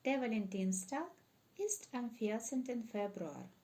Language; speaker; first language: German; non-native, fluent; Ukrainian